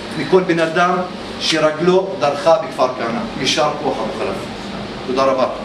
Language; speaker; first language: Hebrew; non-native, local second language; Arabic